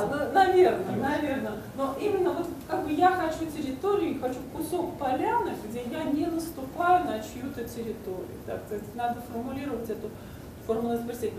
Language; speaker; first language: Russian; native; Russian